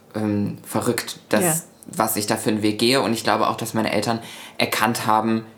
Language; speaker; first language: German; native; German